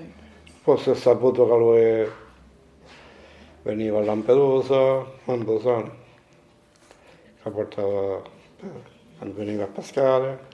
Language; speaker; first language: Italian; non-native, learner; Maltese